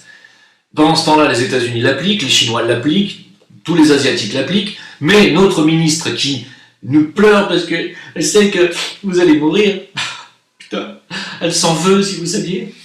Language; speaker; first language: French; native; French